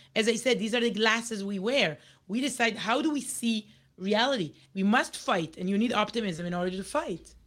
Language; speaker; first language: English; non-native, fluent; Hebrew